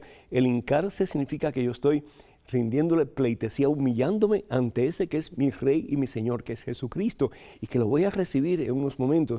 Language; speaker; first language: Spanish; native; Spanish